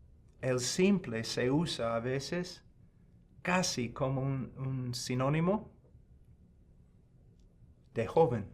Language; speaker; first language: Spanish; non-native, fluent; English